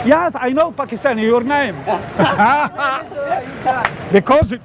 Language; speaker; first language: English; non-native, learner; Arabic